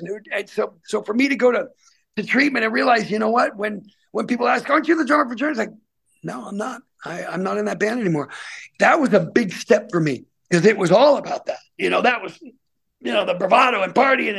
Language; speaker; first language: English; native; English